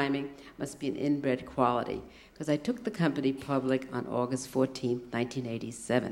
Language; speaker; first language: English; early bilingual, other home language; German